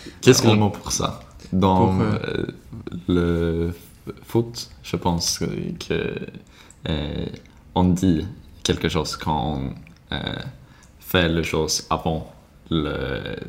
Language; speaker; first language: French; non-native, learner; Swedish